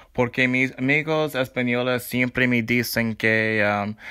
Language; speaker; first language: Spanish; non-native, learner; English